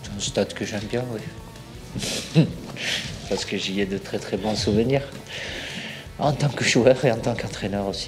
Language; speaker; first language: French; native; French